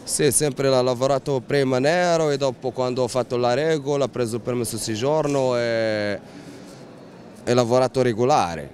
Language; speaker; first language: Italian; non-native, learner; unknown